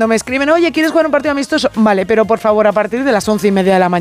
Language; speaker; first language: Spanish; native; Spanish